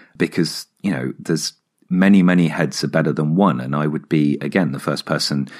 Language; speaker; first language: English; native; English